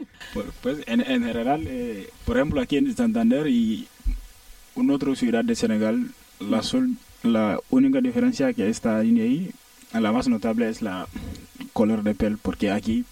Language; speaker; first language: Spanish; non-native, learner; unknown